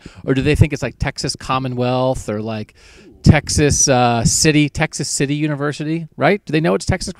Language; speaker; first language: English; native; English